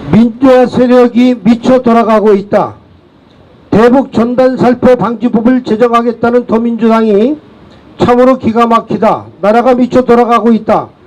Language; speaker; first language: Korean; native; Korean